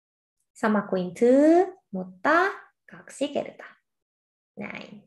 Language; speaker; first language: Finnish; non-native, fluent; Korean